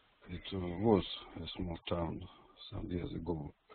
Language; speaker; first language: English; non-native, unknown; Russian